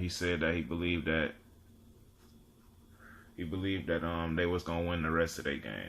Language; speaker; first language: English; native; English